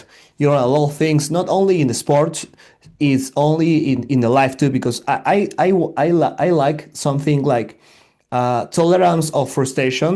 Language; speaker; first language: English; non-native, learner; Spanish